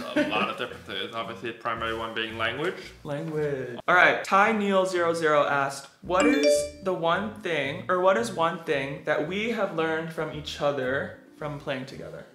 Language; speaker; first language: English; native; English